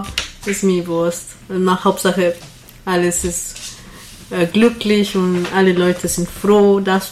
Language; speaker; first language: German; non-native, fluent; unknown